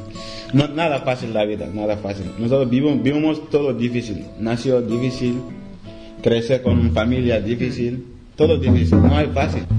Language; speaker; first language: Spanish; non-native, learner; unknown